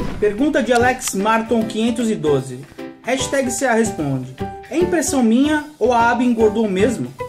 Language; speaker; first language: Portuguese; native; Portuguese